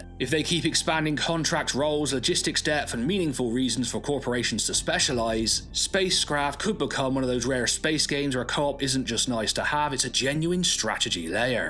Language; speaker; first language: English; native; English